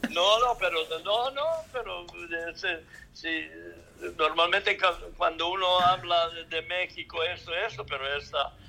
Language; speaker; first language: Spanish; non-native, fluent; Serbian